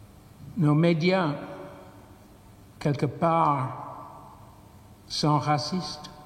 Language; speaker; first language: French; non-native, fluent; English